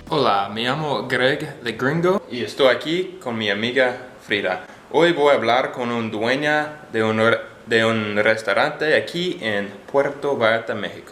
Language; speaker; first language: Spanish; non-native, learner; English